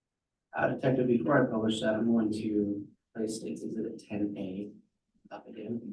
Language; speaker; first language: English; native; English